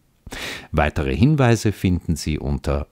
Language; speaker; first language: German; native; German